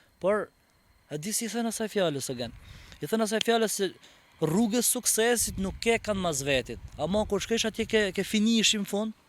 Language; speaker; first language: Albanian; native; Albanian